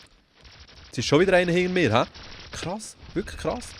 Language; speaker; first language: German; native; German